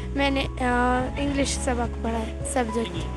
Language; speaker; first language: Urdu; non-native, local second language; Pashto